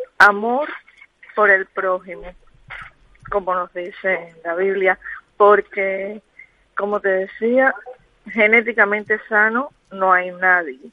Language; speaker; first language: Spanish; native; Spanish